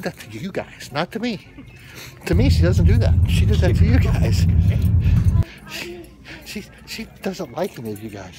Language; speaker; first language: English; native; English